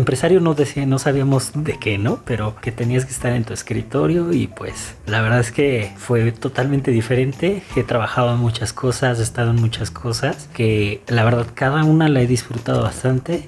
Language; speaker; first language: Spanish; native; Spanish